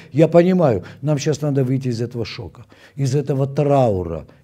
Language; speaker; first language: Russian; non-native, local second language; Armenian